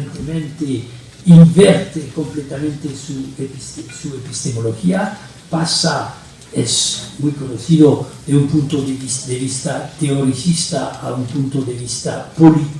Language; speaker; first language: Spanish; non-native, fluent; French